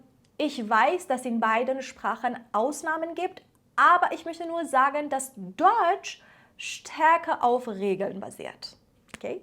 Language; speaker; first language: German; non-native, fluent; Persian